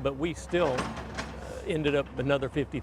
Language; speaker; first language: English; native; English